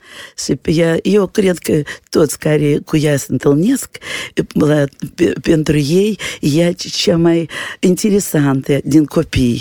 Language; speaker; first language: Romanian; non-native, local second language; Russian